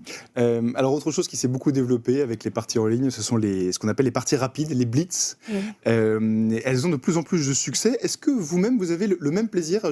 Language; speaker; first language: French; native; French